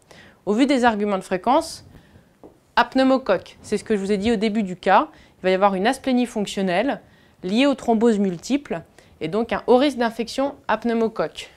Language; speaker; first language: French; native; French